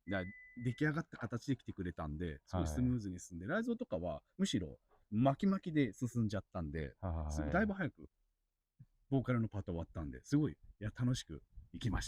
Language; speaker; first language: Japanese; native; Japanese